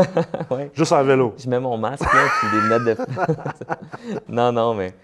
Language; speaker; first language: French; native; French